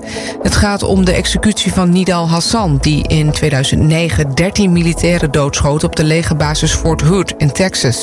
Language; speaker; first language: Dutch; native; Dutch